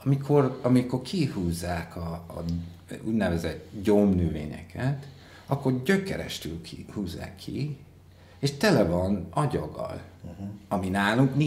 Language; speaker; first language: Hungarian; non-native, fluent; English